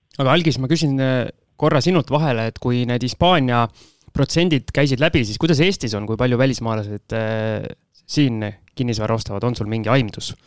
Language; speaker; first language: Estonian; native; Estonian